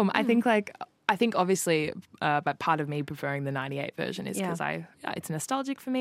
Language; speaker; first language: English; native; English